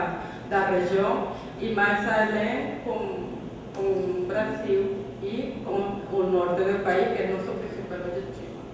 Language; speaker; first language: Portuguese; non-native, fluent; Spanish